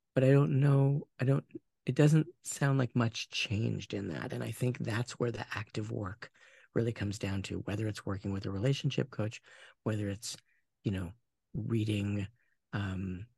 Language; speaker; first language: English; native; English